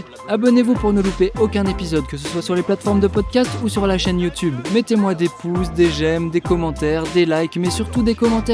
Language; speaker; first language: French; native; French